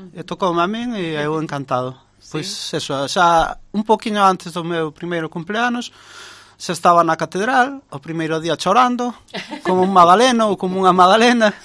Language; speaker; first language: Galician; native; Galician